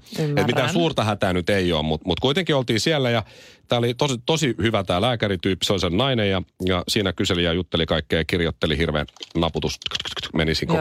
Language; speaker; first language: Finnish; native; Finnish